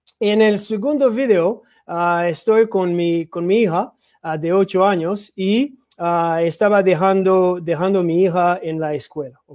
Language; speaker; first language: Spanish; non-native, learner; English